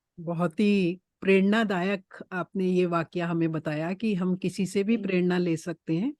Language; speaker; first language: Hindi; native; Hindi